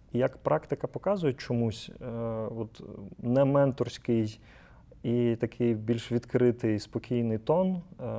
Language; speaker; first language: Ukrainian; native; Ukrainian